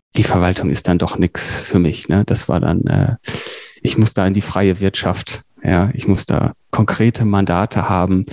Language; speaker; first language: German; native; German